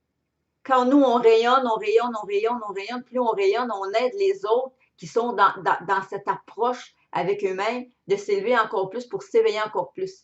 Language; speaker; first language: French; native; French